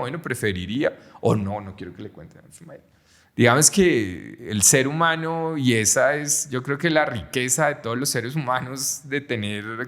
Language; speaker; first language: Spanish; native; Spanish